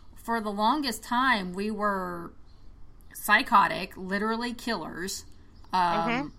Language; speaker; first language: English; native; English